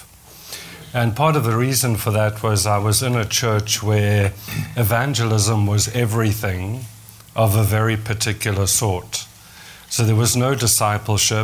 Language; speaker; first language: English; native; English